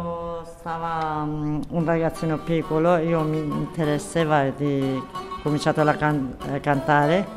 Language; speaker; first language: Italian; non-native, learner; Kurdish